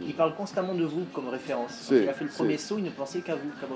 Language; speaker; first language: French; native; French